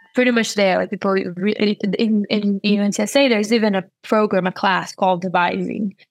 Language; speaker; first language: English; non-native, fluent; Portuguese